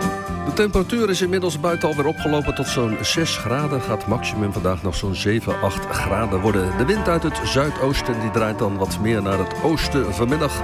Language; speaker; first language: Dutch; native; Dutch